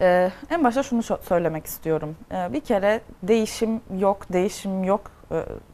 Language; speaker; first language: Turkish; native; Turkish